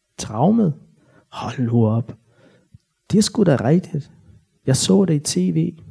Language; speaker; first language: Danish; non-native, fluent; Bosnian